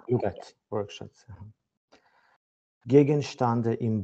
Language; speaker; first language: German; non-native, learner; Azerbaijani